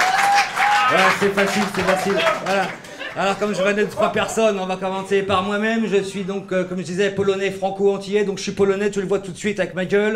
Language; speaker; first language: French; native; French